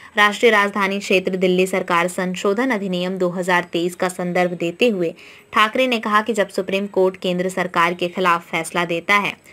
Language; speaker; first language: Hindi; non-native, local second language; Marathi